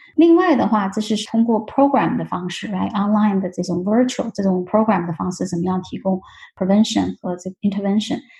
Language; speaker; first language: Chinese; native; Chinese